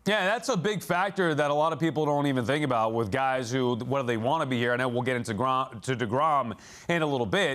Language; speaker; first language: English; native; English